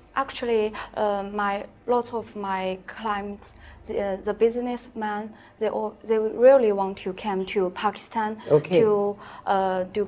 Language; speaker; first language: English; non-native, learner; Chinese